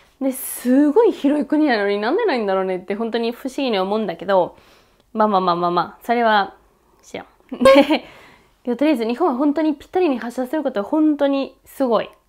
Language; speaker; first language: Japanese; non-native, fluent; Spanish